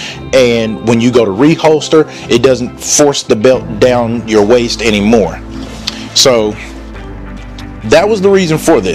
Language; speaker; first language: English; native; English